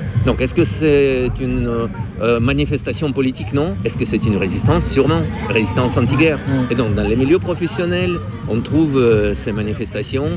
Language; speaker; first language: French; non-native, fluent; Russian